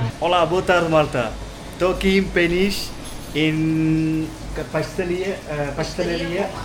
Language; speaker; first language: Portuguese; non-native, learner; Malayalam